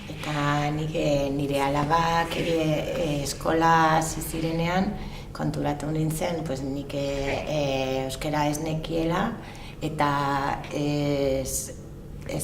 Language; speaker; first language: Basque; non-native, learner; French